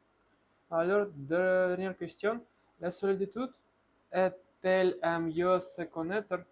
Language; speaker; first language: French; non-native, learner; Russian